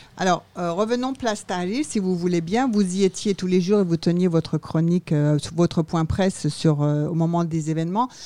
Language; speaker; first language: French; native; French